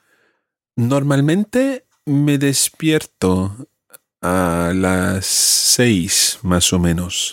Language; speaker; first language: Spanish; non-native, fluent; English